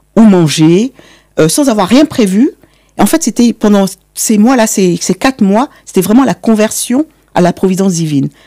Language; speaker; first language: French; native; French